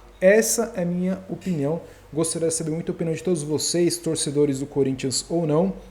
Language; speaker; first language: Portuguese; native; Portuguese